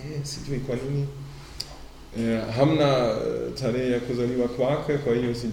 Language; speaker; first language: Swahili; non-native, fluent; German